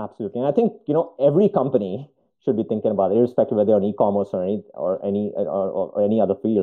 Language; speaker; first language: English; non-native, local second language; Hindi